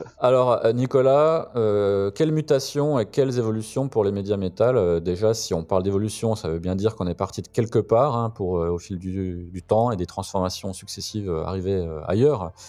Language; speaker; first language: French; native; French